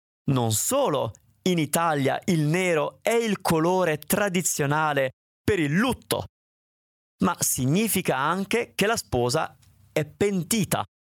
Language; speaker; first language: Italian; native; Italian